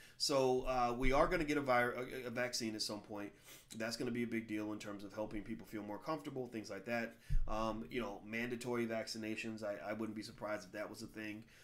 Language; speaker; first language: English; native; English